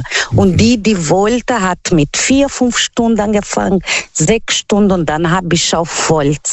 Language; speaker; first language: German; non-native, learner; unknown